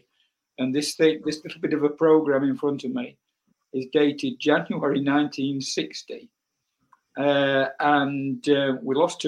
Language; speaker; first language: English; native; English